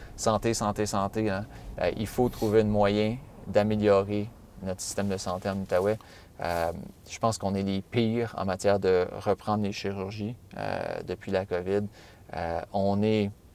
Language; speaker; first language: French; native; French